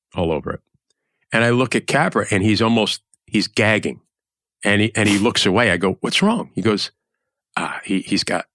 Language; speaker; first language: English; native; English